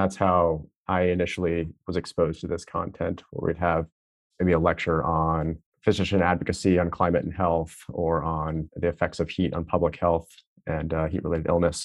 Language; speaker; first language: English; native; English